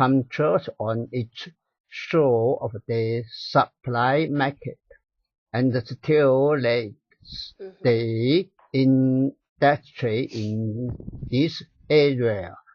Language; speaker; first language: English; non-native, learner; Chinese